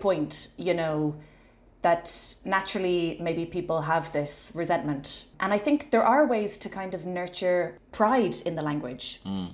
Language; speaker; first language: English; native; English